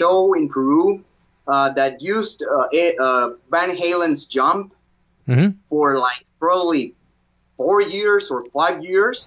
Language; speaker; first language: English; non-native, fluent; Spanish